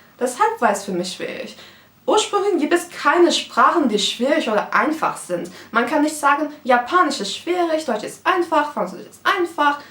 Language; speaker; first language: German; non-native, fluent; Turkish